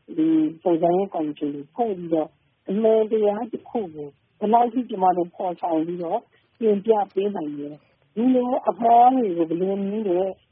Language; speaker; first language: Burmese; native; Burmese